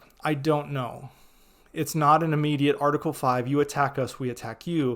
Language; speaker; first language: English; native; English